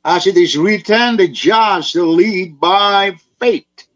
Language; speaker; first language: English; non-native, local second language; Filipino